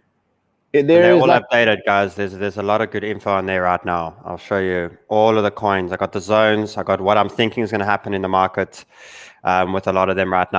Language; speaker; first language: English; native; English